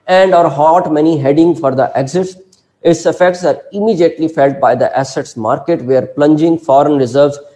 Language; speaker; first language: English; non-native, local second language; Urdu